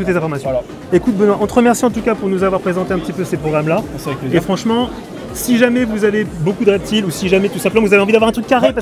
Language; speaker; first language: French; native; French